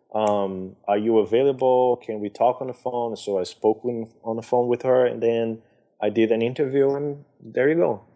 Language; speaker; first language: English; non-native, fluent; Portuguese